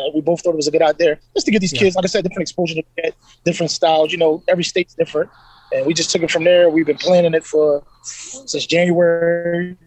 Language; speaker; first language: English; native; English